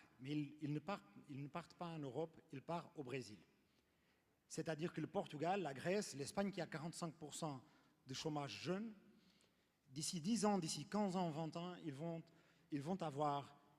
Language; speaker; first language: French; non-native, fluent; Portuguese